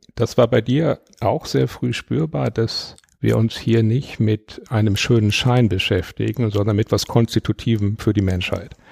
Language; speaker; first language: German; native; German